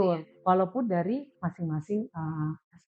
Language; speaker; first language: Indonesian; native; Indonesian